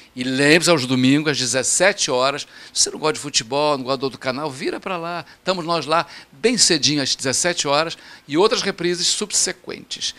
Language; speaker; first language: Portuguese; native; Portuguese